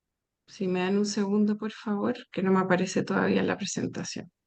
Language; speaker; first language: Spanish; native; Spanish